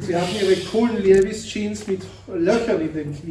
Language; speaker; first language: German; native; German